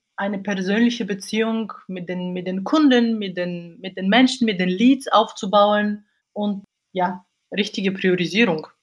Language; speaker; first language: German; non-native, fluent; Bulgarian